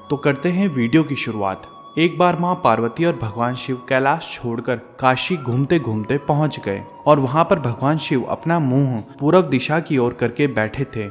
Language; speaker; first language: Hindi; native; Hindi